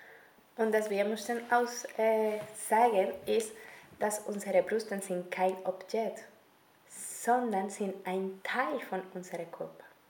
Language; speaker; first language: German; non-native, learner; Spanish